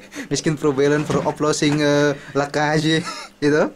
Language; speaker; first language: Dutch; non-native, learner; Indonesian